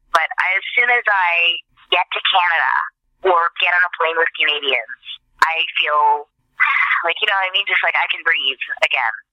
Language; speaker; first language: English; native; English